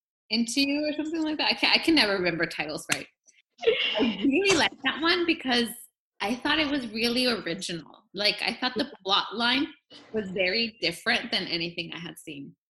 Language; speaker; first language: English; early bilingual, other home language; Spanish